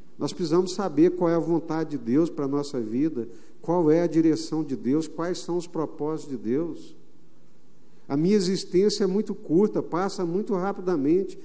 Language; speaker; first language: Portuguese; native; Portuguese